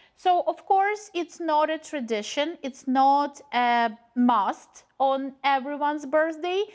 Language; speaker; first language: English; non-native, fluent; Ukrainian